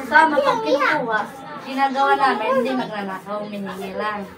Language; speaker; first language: Filipino; non-native, local second language; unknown